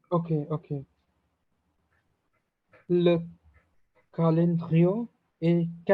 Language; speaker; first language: French; non-native, learner; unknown